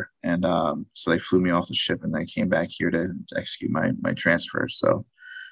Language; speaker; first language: English; native; English